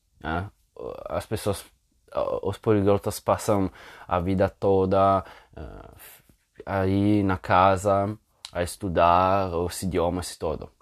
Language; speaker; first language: Portuguese; non-native, fluent; Italian